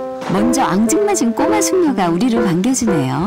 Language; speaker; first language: Korean; native; Korean